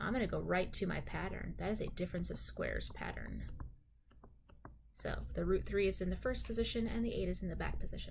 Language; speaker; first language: English; native; English